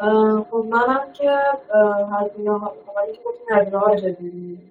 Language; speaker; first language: Persian; native; Persian